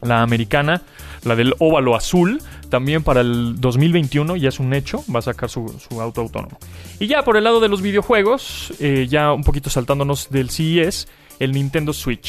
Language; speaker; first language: Spanish; native; Spanish